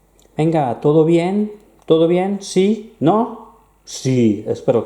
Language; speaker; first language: Spanish; non-native, fluent; English